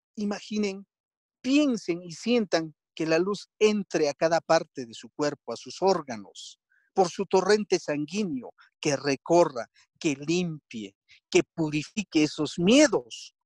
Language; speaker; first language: Spanish; non-native, local second language; Quechua